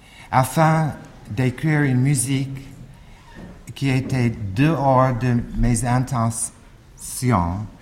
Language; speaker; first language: French; non-native, fluent; English